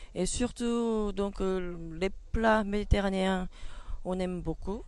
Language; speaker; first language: French; non-native, fluent; Korean